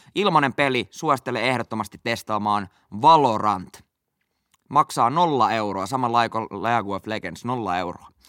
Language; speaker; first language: Finnish; native; Finnish